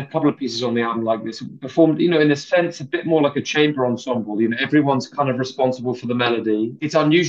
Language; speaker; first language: English; native; English